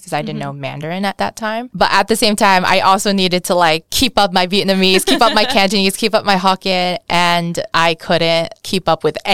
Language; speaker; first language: English; early bilingual, other home language; Vietnamese